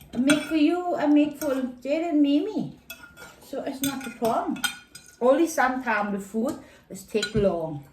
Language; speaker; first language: English; non-native, learner; Thai